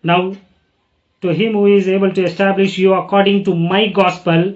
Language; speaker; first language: English; non-native, local second language; Tamil